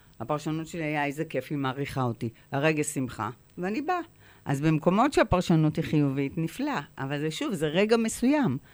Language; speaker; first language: Hebrew; native; Hebrew